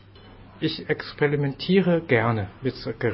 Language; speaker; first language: German; non-native, fluent; Chinese